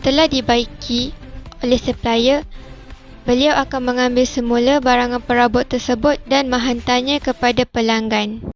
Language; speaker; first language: Malay; native; Malay